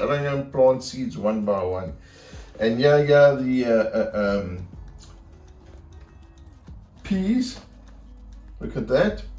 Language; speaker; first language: English; native; English